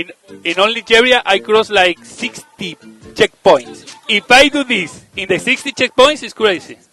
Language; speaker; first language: English; non-native, learner; Spanish